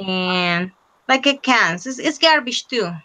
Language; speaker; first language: English; non-native, fluent; Spanish